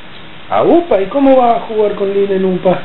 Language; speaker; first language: Spanish; native; Spanish